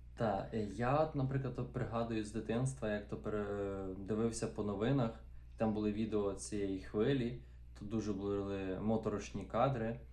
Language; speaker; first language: Ukrainian; native; Ukrainian